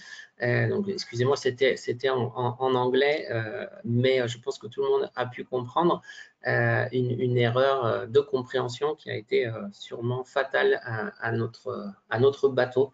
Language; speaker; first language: French; native; French